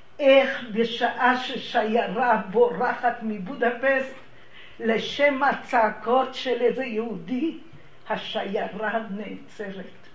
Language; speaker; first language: Hebrew; early bilingual, other home language; Hungarian